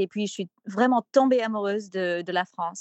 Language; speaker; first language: French; non-native, fluent; English